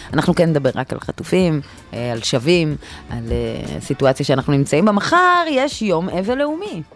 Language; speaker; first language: Hebrew; native; Hebrew